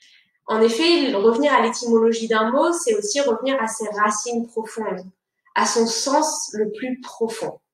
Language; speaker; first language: French; native; French